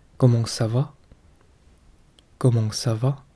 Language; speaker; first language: French; non-native, learner; Korean